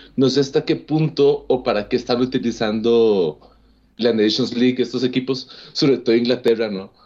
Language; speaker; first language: Spanish; native; Spanish